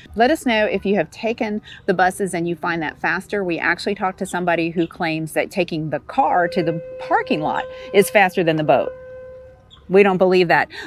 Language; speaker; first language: English; native; English